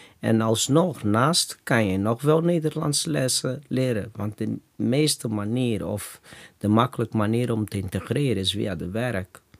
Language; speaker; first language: Dutch; non-native, fluent; Portuguese